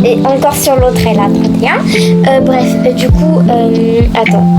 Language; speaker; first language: French; native; French